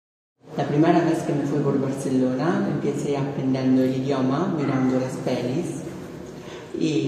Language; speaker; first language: Spanish; non-native, fluent; Italian